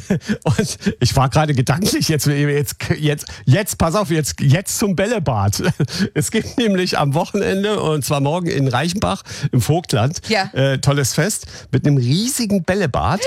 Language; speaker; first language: German; native; German